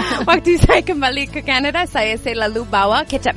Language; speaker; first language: Indonesian; non-native, learner; English